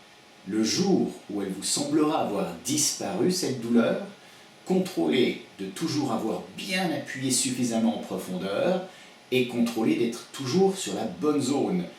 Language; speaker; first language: French; native; French